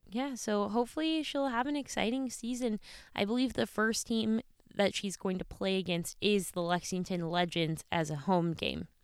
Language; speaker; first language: English; native; English